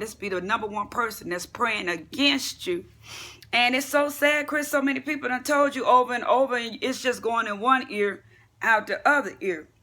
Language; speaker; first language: English; native; English